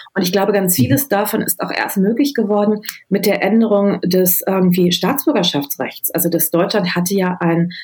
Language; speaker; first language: German; native; German